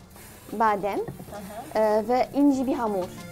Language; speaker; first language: Turkish; non-native, learner; Arabic